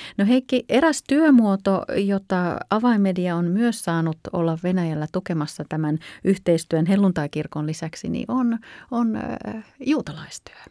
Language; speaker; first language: Finnish; native; Finnish